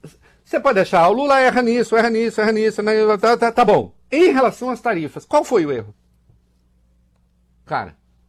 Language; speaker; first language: Portuguese; native; Portuguese